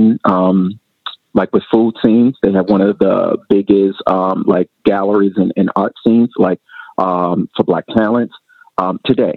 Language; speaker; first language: English; native; English